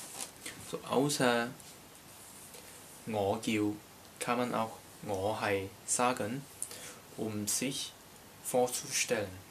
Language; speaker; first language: German; non-native, learner; Cantonese